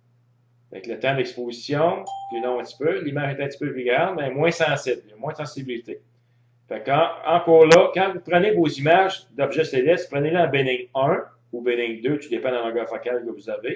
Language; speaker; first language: French; native; French